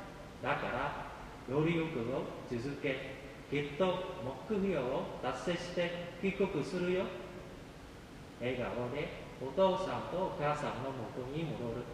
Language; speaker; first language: Japanese; non-native, fluent; Vietnamese